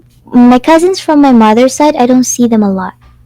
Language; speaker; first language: English; non-native, fluent; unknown